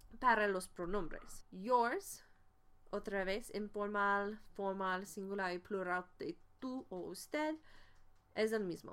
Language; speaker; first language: Spanish; non-native, fluent; English